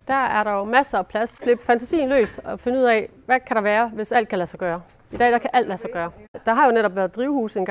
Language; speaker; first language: Danish; native; Danish